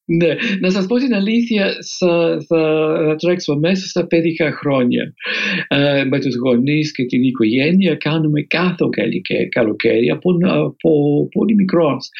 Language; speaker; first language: Greek; non-native, fluent; English